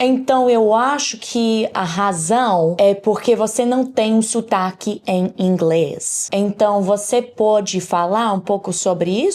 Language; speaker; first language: Portuguese; non-native, learner; English